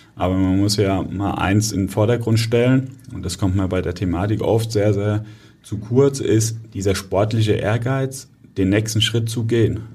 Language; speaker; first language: German; native; German